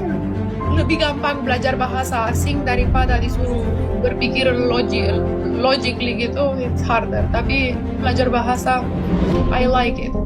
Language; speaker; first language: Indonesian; non-native, fluent; Romanian